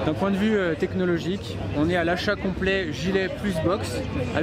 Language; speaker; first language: French; native; French